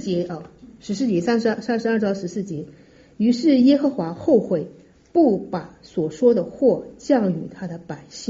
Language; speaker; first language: Chinese; native; Chinese